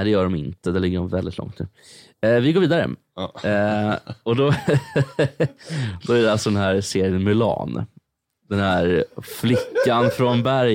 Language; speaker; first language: Swedish; native; Swedish